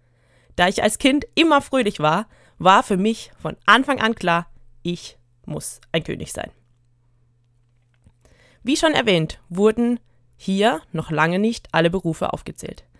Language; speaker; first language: German; native; German